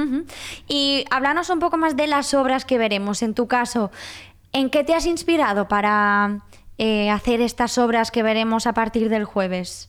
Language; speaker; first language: Spanish; non-native, local second language; Catalan